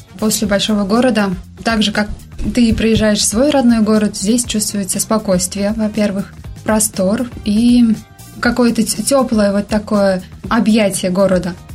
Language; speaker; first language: Russian; non-native, local second language; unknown